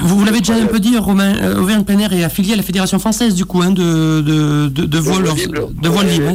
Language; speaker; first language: French; native; French